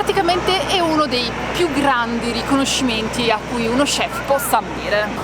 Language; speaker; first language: Italian; native; Italian